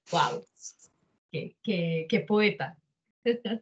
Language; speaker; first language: Spanish; native; Spanish